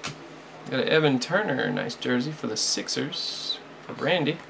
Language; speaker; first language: English; native; English